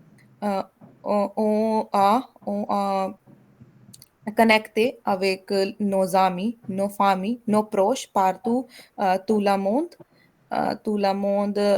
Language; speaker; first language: French; non-native, learner; Hindi